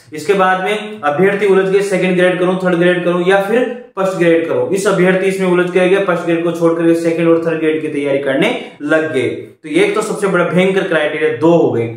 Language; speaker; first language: Hindi; native; Hindi